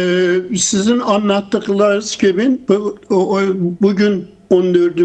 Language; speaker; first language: Turkish; non-native, fluent; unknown